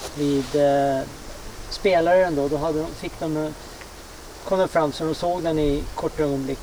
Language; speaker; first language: Swedish; non-native, fluent; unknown